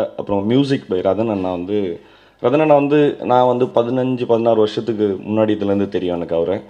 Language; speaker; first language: Tamil; native; Tamil